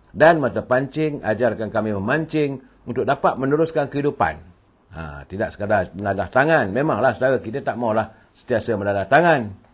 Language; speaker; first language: Malay; native; Malay